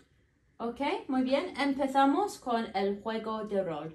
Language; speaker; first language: Spanish; non-native, fluent; English